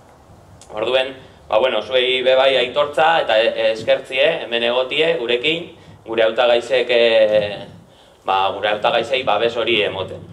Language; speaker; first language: Basque; native; Basque